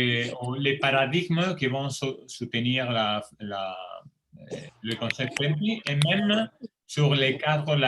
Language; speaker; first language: French; non-native, fluent; Spanish